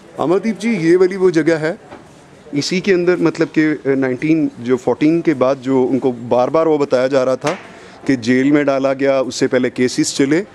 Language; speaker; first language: Urdu; non-native, local second language; Punjabi